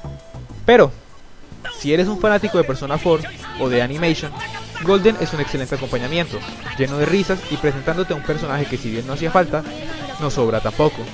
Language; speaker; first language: Spanish; native; Spanish